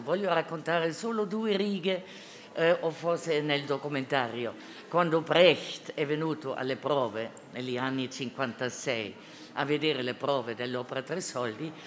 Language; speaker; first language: Italian; non-native, fluent; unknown